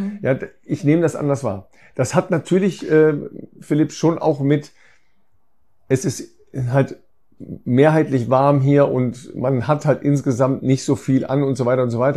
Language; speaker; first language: German; native; German